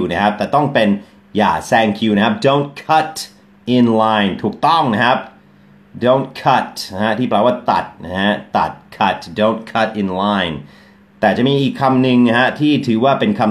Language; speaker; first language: Thai; non-native, fluent; English